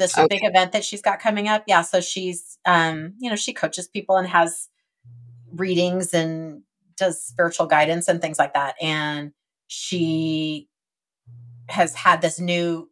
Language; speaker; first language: English; native; English